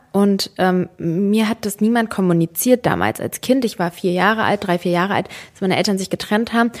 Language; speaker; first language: German; early bilingual, other home language; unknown